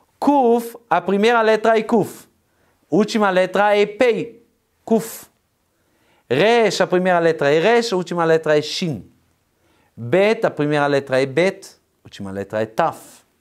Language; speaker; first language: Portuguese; non-native, fluent; Hebrew